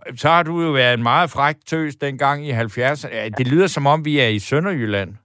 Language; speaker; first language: Danish; native; Danish